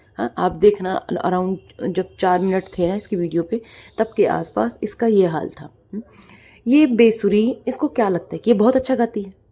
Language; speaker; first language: Hindi; native; Hindi